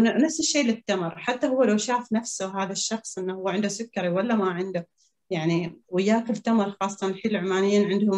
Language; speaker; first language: Arabic; native; Arabic